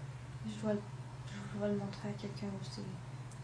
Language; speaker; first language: French; non-native, local second language; English